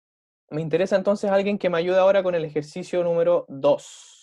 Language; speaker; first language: Spanish; native; Spanish